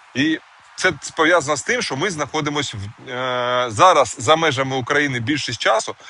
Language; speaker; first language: Ukrainian; non-native, local second language; Russian